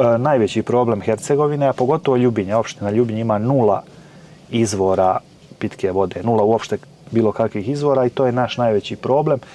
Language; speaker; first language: Bosnian; native; Bosnian